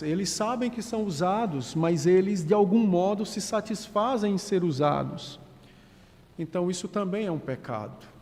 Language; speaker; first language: Portuguese; native; Portuguese